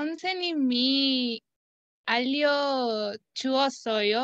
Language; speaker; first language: Korean; non-native, learner; Spanish